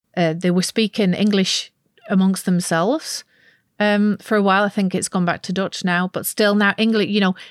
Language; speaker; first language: English; native; English